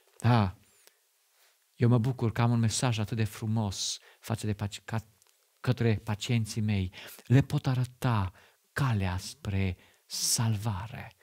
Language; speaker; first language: Romanian; non-native, fluent; German